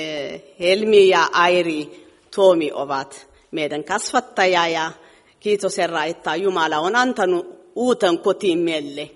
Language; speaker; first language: Finnish; non-native, fluent; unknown